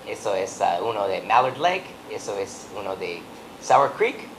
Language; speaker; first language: Spanish; non-native, learner; English